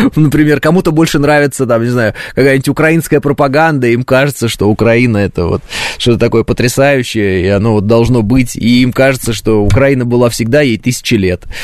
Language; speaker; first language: Russian; native; Russian